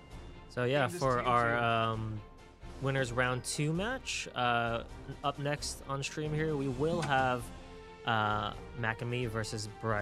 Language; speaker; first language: English; native; English